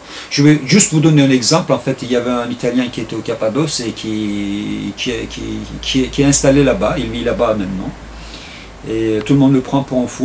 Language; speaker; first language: French; non-native, fluent; Turkish